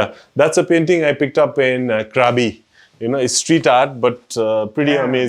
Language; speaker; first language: English; non-native, local second language; Nepali